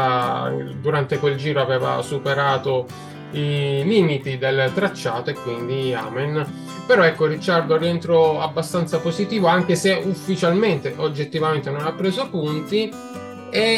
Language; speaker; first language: Italian; native; Italian